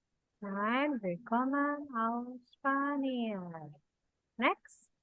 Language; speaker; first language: German; non-native, fluent; Indonesian